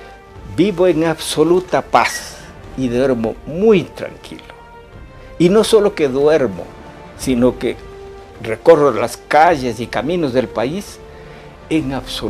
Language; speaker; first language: Spanish; native; Spanish